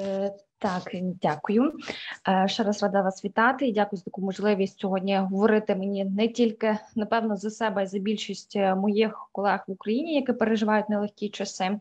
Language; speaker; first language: Ukrainian; native; Ukrainian